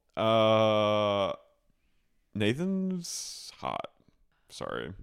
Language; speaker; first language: English; native; English